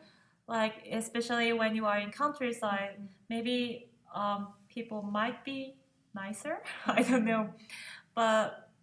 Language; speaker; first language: English; non-native, fluent; Japanese